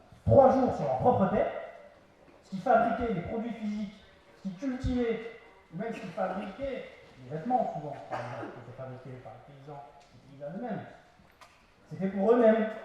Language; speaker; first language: French; native; French